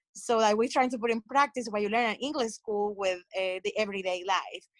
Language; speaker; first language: English; non-native, fluent; Spanish